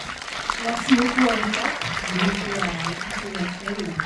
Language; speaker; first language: French; native; French